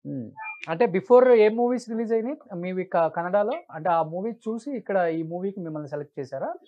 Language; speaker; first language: Telugu; native; Telugu